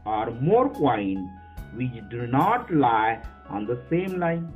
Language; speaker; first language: English; non-native, local second language; Marathi